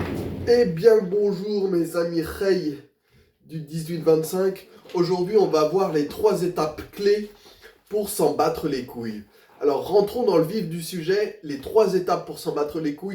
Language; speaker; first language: French; native; French